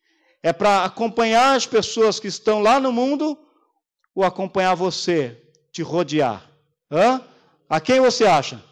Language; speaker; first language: Portuguese; native; Portuguese